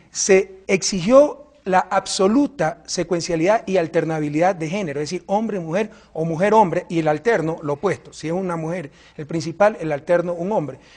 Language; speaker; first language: Spanish; native; Spanish